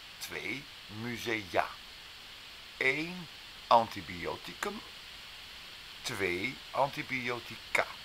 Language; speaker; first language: Dutch; native; Dutch